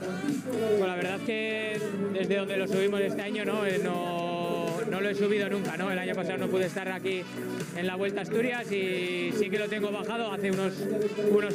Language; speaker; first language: Spanish; native; Spanish